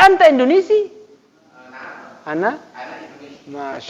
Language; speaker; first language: Arabic; non-native, fluent; Indonesian